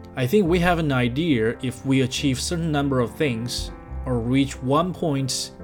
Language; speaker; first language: English; non-native, fluent; Chinese